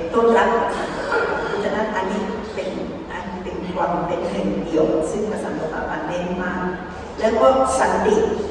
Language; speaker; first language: Thai; non-native, fluent; Spanish